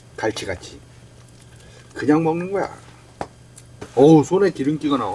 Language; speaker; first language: Korean; native; Korean